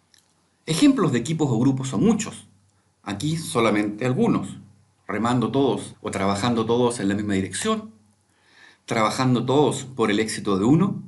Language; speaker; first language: Spanish; native; Spanish